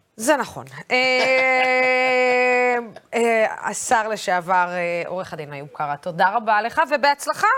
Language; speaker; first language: Hebrew; non-native, local second language; Arabic